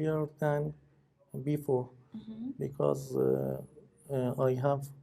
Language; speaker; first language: English; non-native, learner; Persian